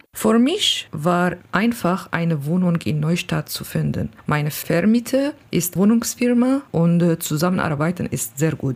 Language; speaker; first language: German; non-native, learner; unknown